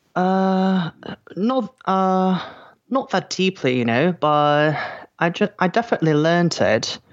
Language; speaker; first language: English; non-native, fluent; Korean